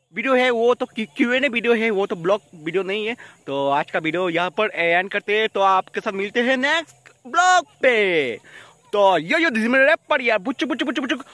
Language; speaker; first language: Hindi; non-native, local second language; Bangla